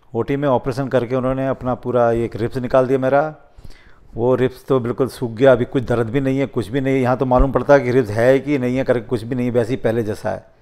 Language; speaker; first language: Hindi; native; Hindi